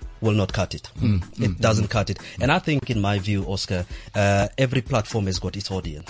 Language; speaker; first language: English; non-native, local second language; Southern Sotho